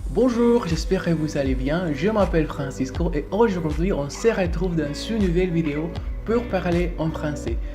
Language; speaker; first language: French; non-native, fluent; Spanish